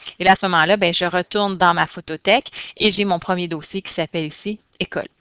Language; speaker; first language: French; native; French